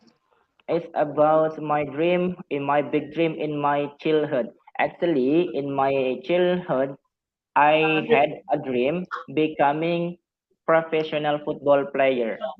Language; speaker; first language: English; non-native, fluent; Javanese